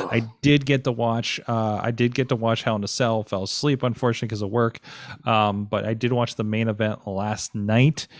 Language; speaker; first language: English; native; English